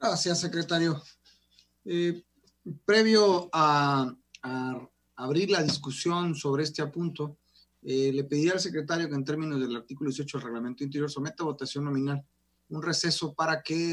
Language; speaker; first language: Spanish; native; Spanish